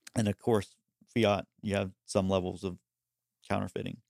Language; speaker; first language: English; early bilingual, other home language; Spanish